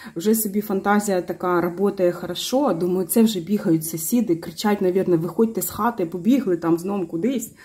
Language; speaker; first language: Ukrainian; non-native, local second language; Russian